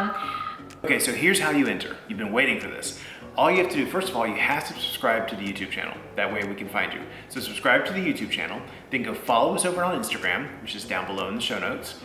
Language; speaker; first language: English; native; English